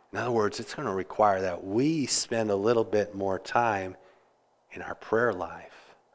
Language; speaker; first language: English; native; English